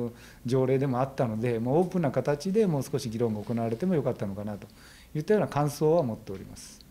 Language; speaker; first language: Japanese; native; Japanese